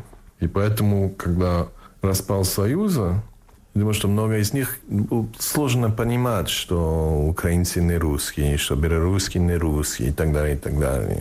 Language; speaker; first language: Russian; non-native, fluent; English